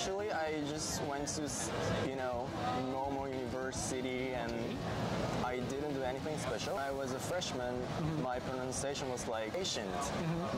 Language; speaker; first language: English; non-native, fluent; Japanese